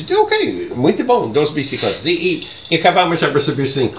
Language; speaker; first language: Portuguese; non-native, learner; English